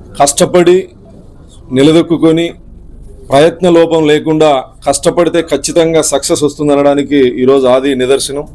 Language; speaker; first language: Telugu; native; Telugu